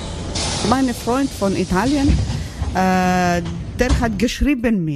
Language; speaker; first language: German; non-native, learner; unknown